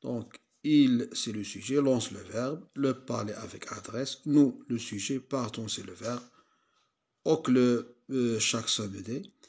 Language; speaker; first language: French; non-native, local second language; Arabic